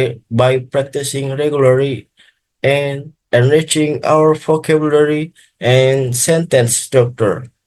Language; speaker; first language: English; non-native, learner; Indonesian